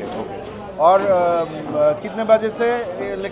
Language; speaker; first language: Hindi; non-native, learner; Bangla